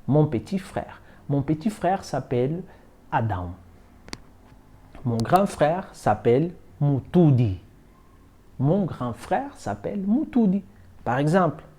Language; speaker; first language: French; non-native, fluent; Portuguese